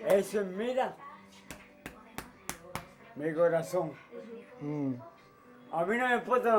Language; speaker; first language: Spanish; native; Spanish